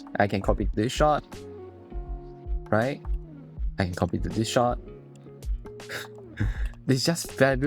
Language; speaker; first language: English; non-native, fluent; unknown